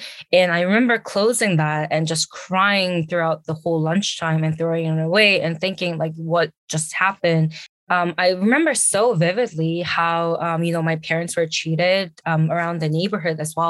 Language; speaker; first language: English; early bilingual, other home language; Korean